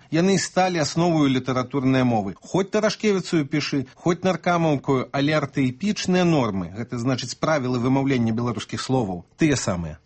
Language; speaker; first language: Belarusian; native; Belarusian